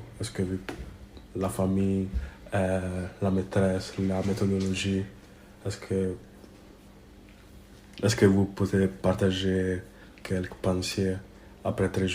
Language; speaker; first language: French; non-native, learner; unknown